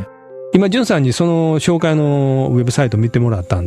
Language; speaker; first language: Japanese; native; Japanese